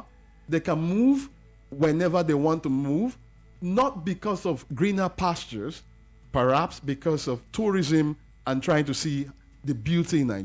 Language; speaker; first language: English; non-native, local second language; Yoruba